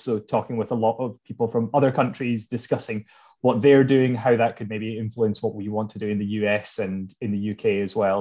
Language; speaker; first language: English; native; English